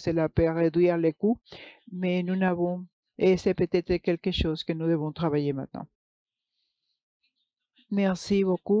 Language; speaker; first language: French; non-native, fluent; English